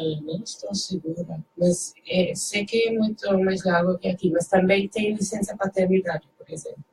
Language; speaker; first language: Portuguese; non-native, learner; Dutch